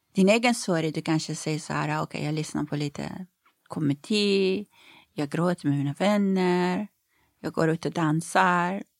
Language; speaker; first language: Swedish; non-native, fluent; Persian